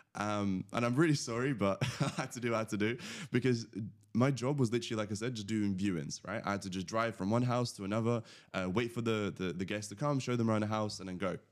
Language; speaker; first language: English; early bilingual, other home language; Latvian